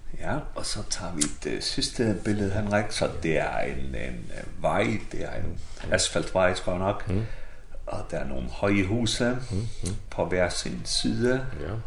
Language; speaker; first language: Danish; non-native, local second language; Faroese